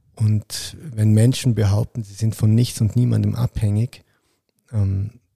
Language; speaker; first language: German; early bilingual, other home language; Arabic